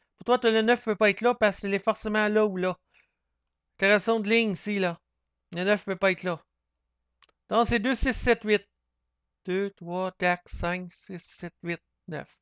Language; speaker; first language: French; native; French